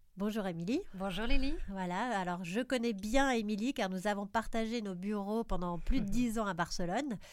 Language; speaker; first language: French; native; French